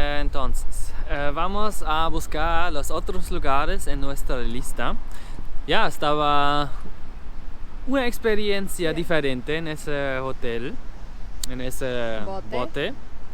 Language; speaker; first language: Spanish; non-native, learner; German